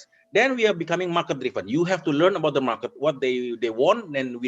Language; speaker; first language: English; non-native, fluent; Indonesian